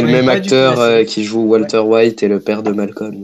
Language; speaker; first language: French; native; French